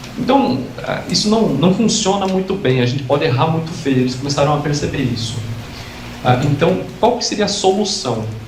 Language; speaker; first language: Portuguese; native; Portuguese